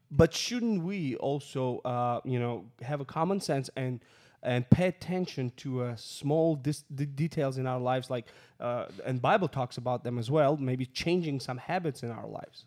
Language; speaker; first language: English; non-native, fluent; Russian